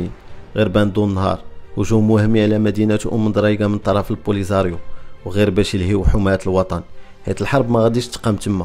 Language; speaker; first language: Arabic; native; Arabic